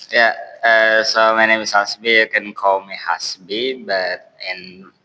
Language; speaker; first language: English; non-native, learner; Indonesian